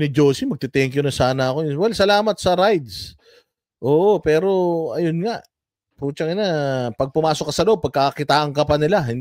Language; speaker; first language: Filipino; native; Filipino